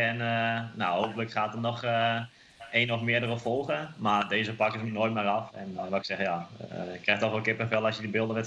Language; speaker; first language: Dutch; native; Dutch